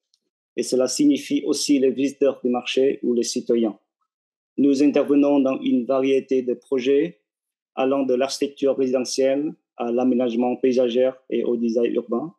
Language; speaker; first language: French; non-native, fluent; Vietnamese